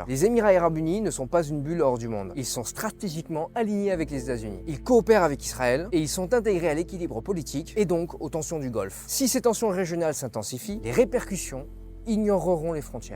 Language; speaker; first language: French; native; French